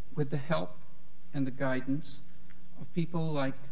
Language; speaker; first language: English; native; English